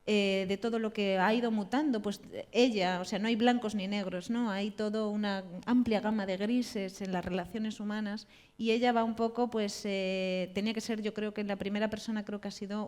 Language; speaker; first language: Spanish; native; Spanish